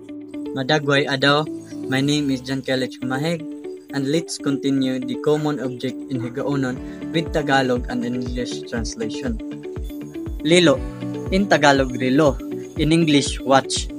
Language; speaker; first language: English; non-native, local second language; Cebuano